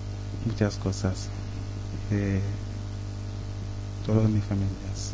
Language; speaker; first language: Spanish; non-native, learner; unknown